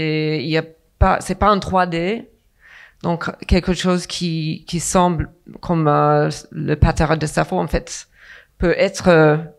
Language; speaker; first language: French; non-native, fluent; English